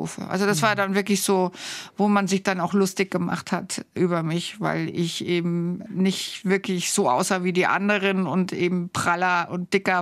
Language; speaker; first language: German; native; German